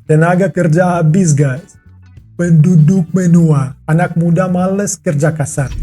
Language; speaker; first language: Indonesian; non-native, fluent; Russian